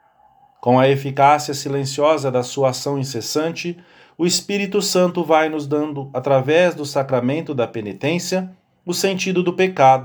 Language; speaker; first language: Portuguese; native; Portuguese